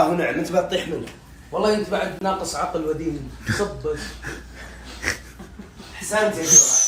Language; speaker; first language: Arabic; native; Arabic